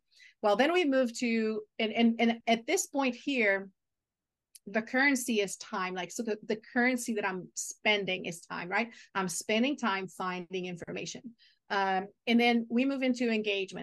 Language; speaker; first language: English; non-native, fluent; Portuguese